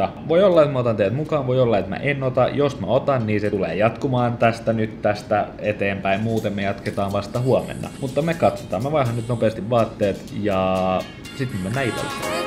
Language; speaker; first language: Finnish; native; Finnish